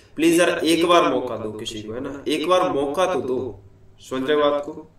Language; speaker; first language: Hindi; native; Hindi